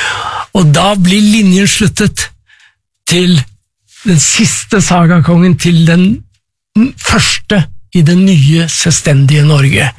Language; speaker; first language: Norwegian; native; Norwegian